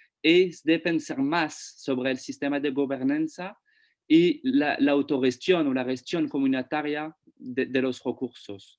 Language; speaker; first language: Spanish; non-native, fluent; French